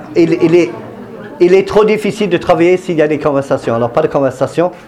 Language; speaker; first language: French; non-native, fluent; English